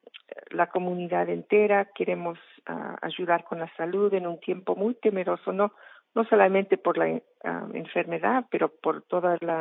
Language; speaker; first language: Spanish; non-native, fluent; English